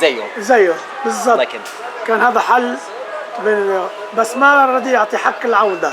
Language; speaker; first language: Arabic; native; Arabic